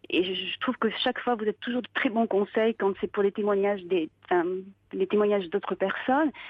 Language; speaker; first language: French; native; French